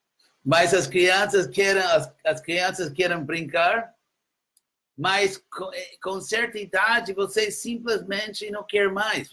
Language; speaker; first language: Portuguese; non-native, fluent; English